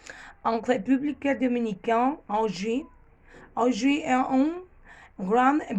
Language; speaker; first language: French; non-native, learner; Spanish